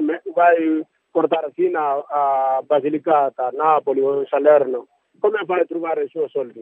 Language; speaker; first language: Italian; non-native, learner; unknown